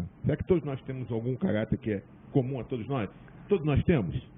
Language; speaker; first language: Portuguese; native; Portuguese